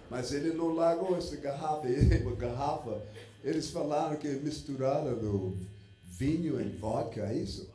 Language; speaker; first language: Portuguese; non-native, fluent; English